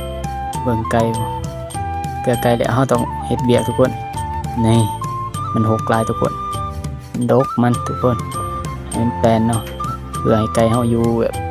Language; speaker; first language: Thai; non-native, local second language; Northeastern Thai